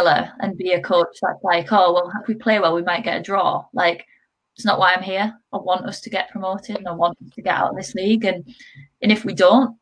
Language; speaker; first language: English; native; English